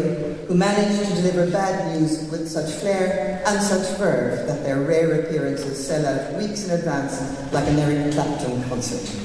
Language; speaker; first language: English; native; English